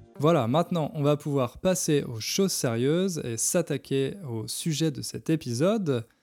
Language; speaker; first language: French; native; French